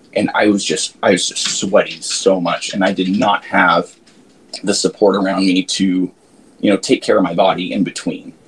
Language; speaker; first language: English; native; English